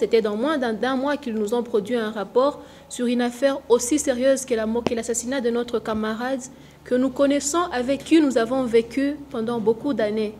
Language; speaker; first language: French; non-native, local second language; Swahili